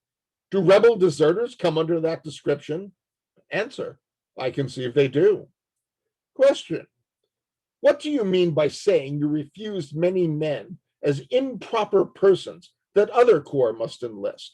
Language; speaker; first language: English; native; English